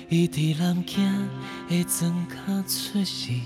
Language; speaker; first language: Chinese; non-native, local second language; Min Nan Chinese